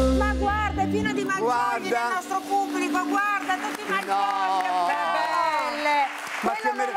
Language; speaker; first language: Italian; native; Italian